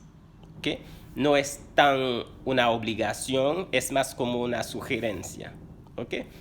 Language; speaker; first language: Spanish; non-native, fluent; Haitian Creole